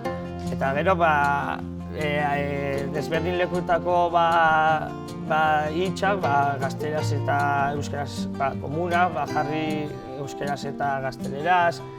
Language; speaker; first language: Basque; non-native, local second language; Spanish